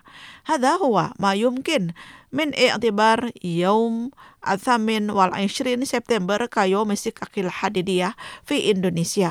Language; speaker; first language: Arabic; non-native, fluent; Indonesian